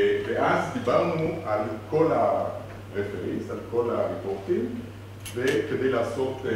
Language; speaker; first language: Hebrew; non-native, fluent; French